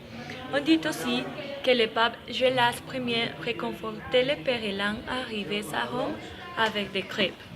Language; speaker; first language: French; non-native, learner; Spanish